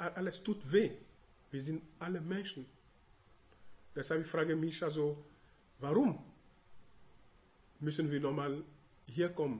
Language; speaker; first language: German; non-native, learner; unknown